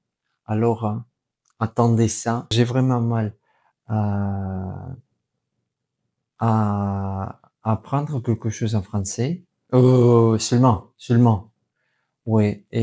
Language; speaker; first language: French; non-native, fluent; Russian